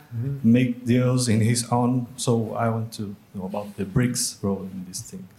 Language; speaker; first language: English; non-native, fluent; Portuguese